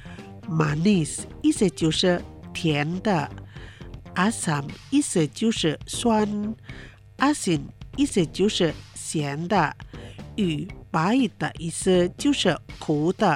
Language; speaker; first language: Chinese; non-native, fluent; Indonesian